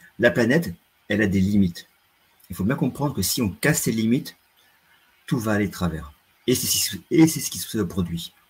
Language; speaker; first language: French; native; French